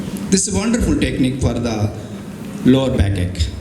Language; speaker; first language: English; non-native, local second language; Telugu